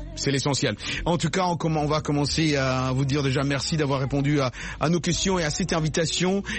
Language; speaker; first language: French; non-native, local second language; Lingala